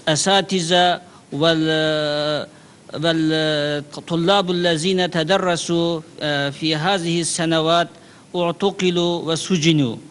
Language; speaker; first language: Arabic; non-native, learner; Uyghur